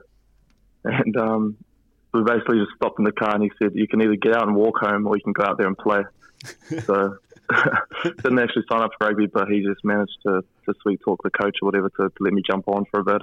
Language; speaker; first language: English; native; English